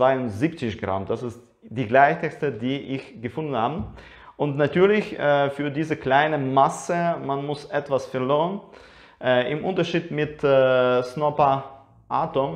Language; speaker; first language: German; non-native, learner; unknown